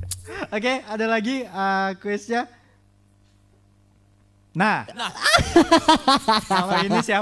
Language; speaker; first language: Indonesian; native; Indonesian